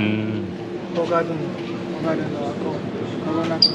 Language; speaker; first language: Korean; non-native, learner; Russian